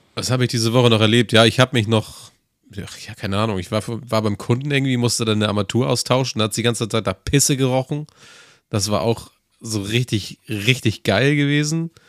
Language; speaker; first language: German; native; German